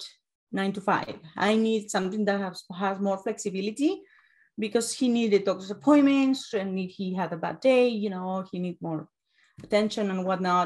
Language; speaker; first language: English; non-native, fluent; Spanish